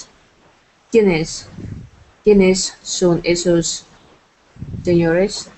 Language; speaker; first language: Spanish; non-native, learner; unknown